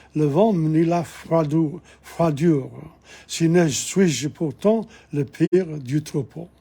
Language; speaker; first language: French; non-native, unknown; English